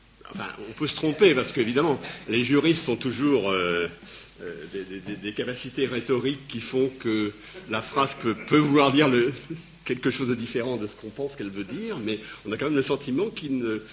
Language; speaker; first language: French; native; French